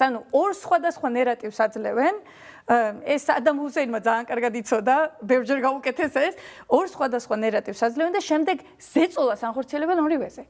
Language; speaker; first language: Georgian; early bilingual, heritage; Georgian